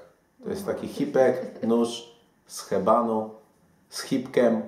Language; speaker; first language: Polish; native; Polish